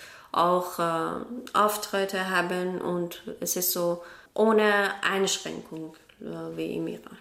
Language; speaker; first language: German; non-native, learner; Persian